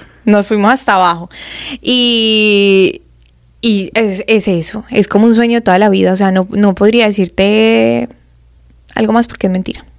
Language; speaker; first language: Spanish; native; Spanish